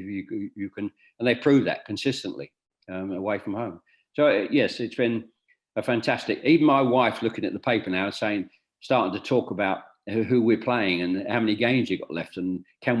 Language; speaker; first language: English; native; English